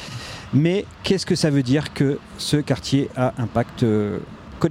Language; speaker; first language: French; native; French